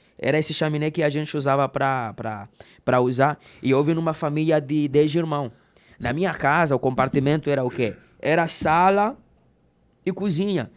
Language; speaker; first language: Portuguese; non-native, local second language; Makhuwa